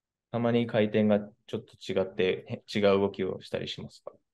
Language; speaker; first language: Japanese; native; Japanese